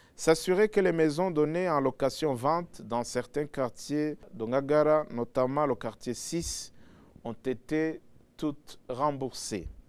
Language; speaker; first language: French; non-native, local second language; Rundi